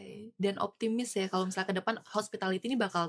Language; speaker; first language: Indonesian; native; Indonesian